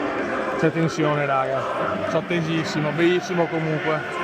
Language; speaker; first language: Italian; native; Italian